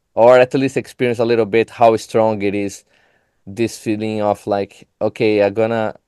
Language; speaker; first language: English; non-native, fluent; Portuguese